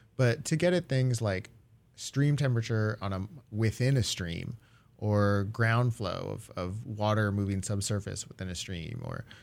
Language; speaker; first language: English; early bilingual, other home language; Japanese